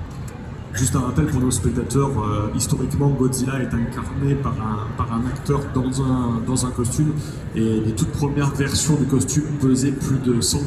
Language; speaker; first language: French; native; French